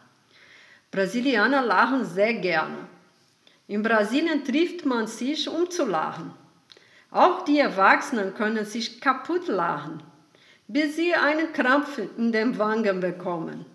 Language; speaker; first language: German; non-native, fluent; Portuguese